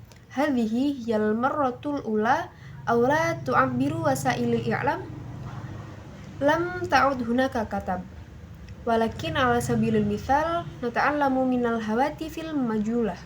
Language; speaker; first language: Arabic; non-native, learner; Indonesian